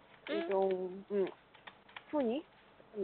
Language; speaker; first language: Chinese; non-native, learner; Korean